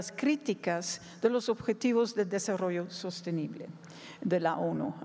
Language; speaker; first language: Spanish; non-native, fluent; Dutch